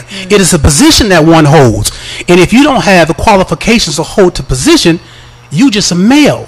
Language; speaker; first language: English; native; English